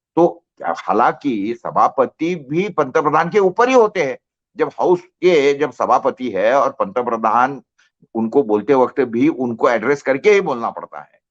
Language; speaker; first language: Hindi; non-native, local second language; Marathi